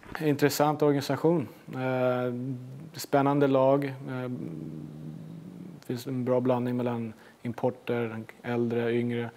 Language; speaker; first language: Swedish; native; Swedish